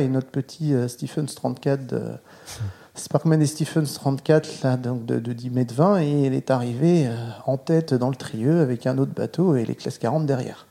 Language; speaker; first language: French; native; French